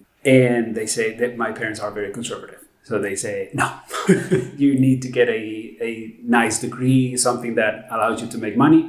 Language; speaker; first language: English; non-native, fluent; Spanish